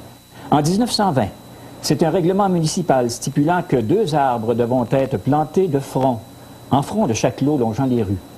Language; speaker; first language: French; native; French